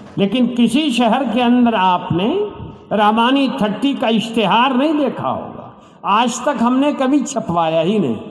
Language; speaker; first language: Urdu; native; Urdu